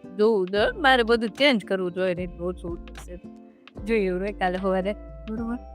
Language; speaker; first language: Gujarati; native; Gujarati